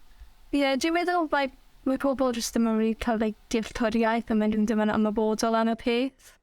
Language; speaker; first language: Welsh; non-native, local second language; English